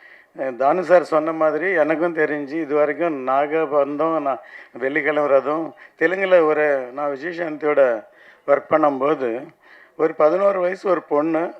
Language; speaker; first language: Tamil; native; Tamil